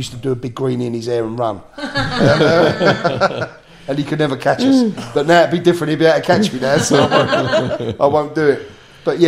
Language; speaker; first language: English; native; English